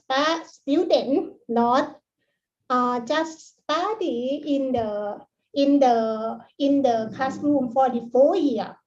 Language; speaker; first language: English; non-native, learner; Thai